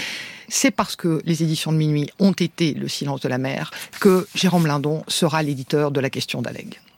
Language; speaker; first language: French; native; French